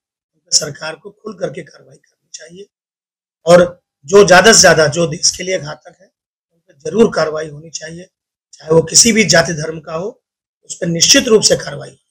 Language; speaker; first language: Hindi; native; Hindi